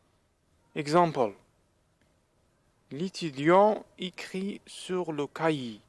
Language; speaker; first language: French; non-native, fluent; Arabic